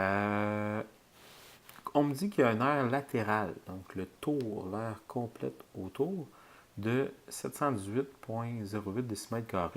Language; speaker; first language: French; native; French